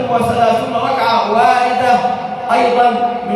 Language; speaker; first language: Arabic; native; Arabic